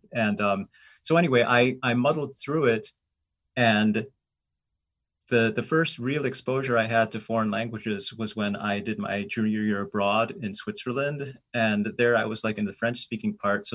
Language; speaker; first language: English; native; English